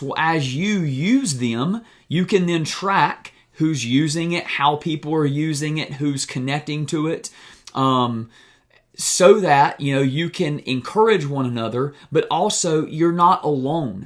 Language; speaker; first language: English; native; English